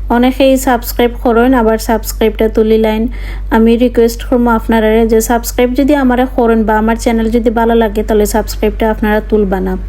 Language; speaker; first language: Bangla; non-native, local second language; Sylheti